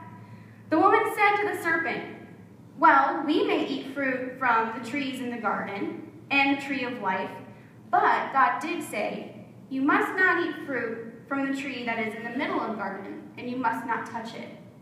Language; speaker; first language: English; native; English